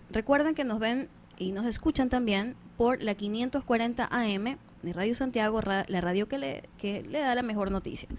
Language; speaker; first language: Spanish; native; Spanish